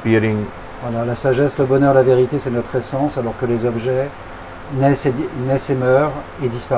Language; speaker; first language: French; native; French